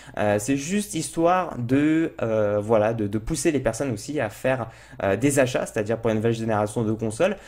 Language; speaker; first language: French; native; French